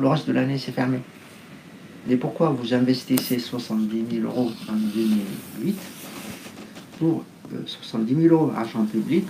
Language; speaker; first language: French; non-native, fluent; Arabic